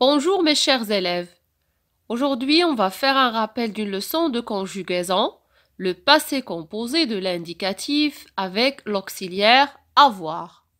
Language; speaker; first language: French; non-native, local second language; Arabic